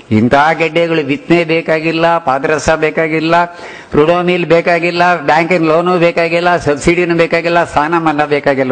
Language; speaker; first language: Kannada; non-native, local second language; Telugu